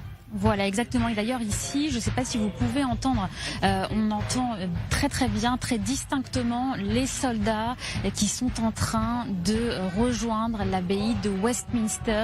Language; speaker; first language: French; native; French